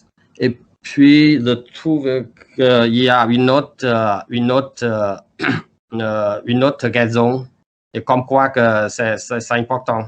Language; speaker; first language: French; non-native, learner; Vietnamese